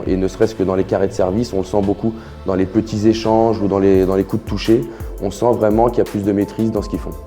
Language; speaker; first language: French; native; French